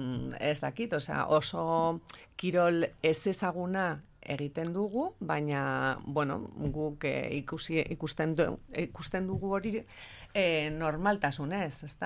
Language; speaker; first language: Basque; non-native, local second language; Spanish